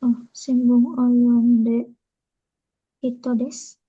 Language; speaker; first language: Japanese; non-native, learner; Indonesian